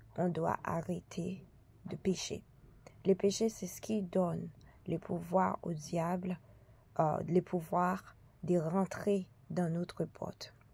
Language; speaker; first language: French; early bilingual, other home language; Haitian Creole